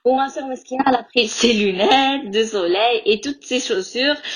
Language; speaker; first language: French; non-native, local second language; Arabic